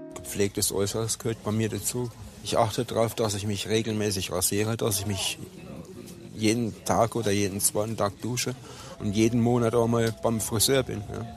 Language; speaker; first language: German; non-native, fluent; Slovenian